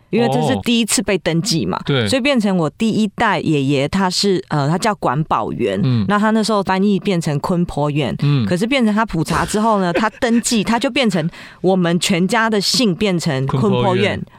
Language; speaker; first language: Chinese; native; Chinese